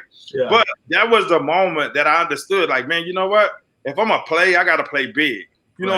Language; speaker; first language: English; native; English